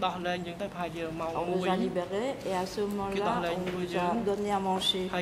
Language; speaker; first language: French; non-native, local second language; Khmer